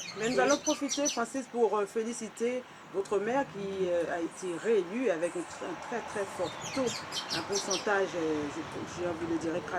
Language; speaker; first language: French; native; French